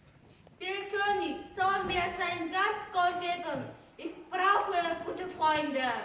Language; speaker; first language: German; non-native, learner; Mongolian